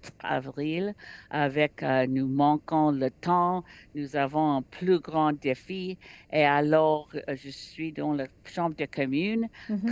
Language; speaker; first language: French; non-native, learner; English